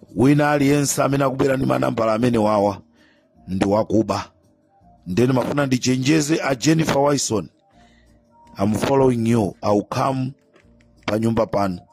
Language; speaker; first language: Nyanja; native; Nyanja